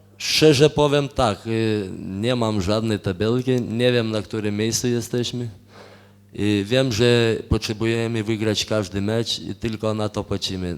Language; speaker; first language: Polish; non-native, fluent; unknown